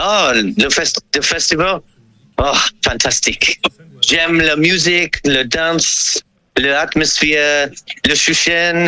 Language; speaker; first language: French; non-native, learner; English